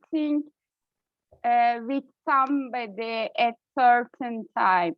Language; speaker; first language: English; non-native, learner; Turkish